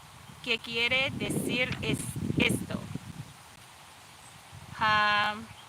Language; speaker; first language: Spanish; non-native, learner; English